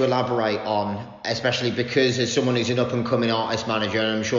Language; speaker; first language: English; native; English